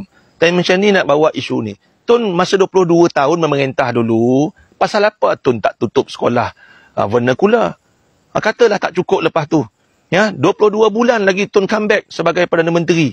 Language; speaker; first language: Malay; native; Malay